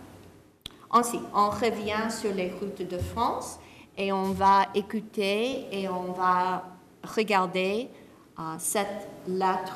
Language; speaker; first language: French; non-native, fluent; English